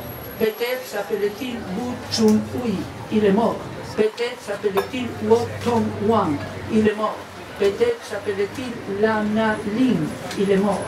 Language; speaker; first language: French; non-native, fluent; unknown